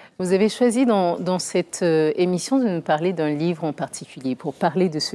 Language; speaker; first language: French; native; French